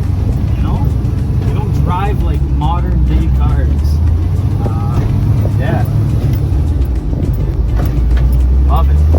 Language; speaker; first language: English; native; English